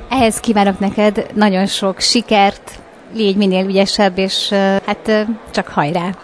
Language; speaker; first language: Hungarian; native; Hungarian